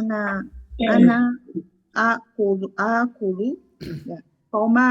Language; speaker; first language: Arabic; non-native, learner; Indonesian